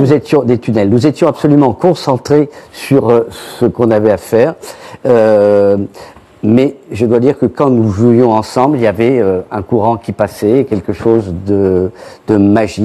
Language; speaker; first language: French; native; French